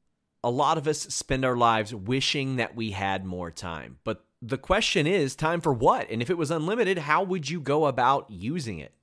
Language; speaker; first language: English; native; English